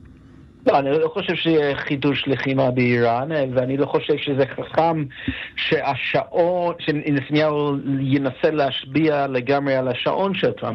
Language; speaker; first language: Hebrew; non-native, fluent; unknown